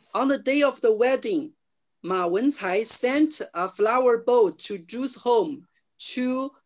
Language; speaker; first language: English; non-native, learner; Chinese